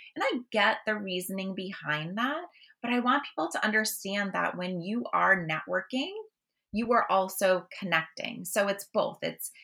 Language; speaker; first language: English; native; English